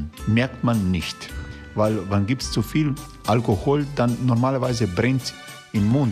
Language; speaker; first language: German; non-native, fluent; Croatian